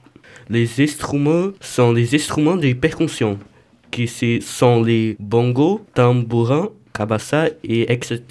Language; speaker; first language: French; non-native, learner; Portuguese